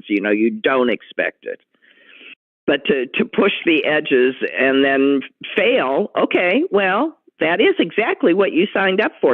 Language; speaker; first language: English; native; English